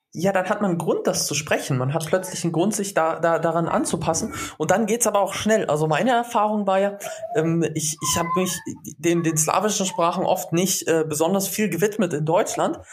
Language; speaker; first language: German; native; German